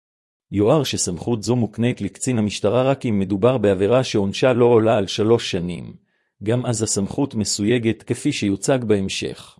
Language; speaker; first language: Hebrew; native; Hebrew